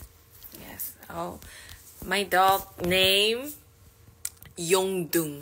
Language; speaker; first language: English; non-native, learner; Korean